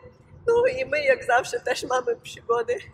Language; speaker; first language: Polish; non-native, learner; Ukrainian